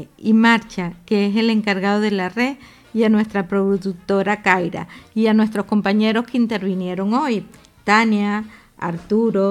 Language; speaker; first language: Spanish; native; Spanish